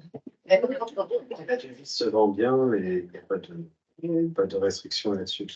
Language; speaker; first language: French; native; French